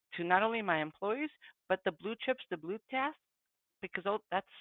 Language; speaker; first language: English; early bilingual, other home language; Spanish